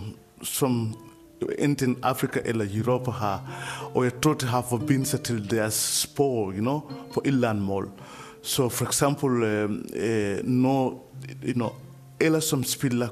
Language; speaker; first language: Danish; non-native, fluent; Mandingo